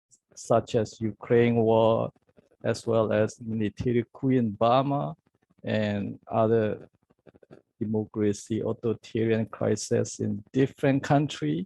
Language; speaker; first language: English; non-native, learner; Burmese